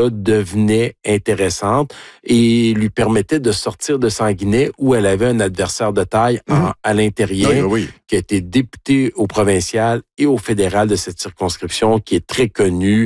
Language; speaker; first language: French; native; French